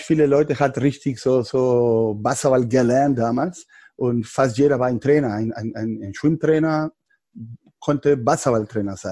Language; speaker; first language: German; non-native, fluent; Spanish